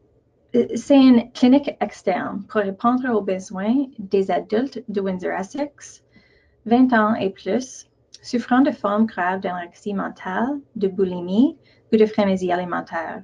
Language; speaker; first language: French; non-native, local second language; English